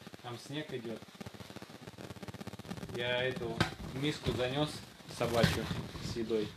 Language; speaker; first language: Russian; native; Russian